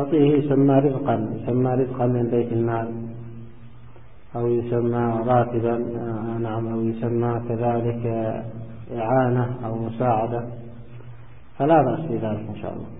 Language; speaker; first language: Arabic; native; Arabic